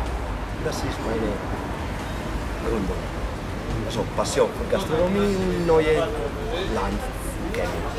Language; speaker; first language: German; non-native, learner; Italian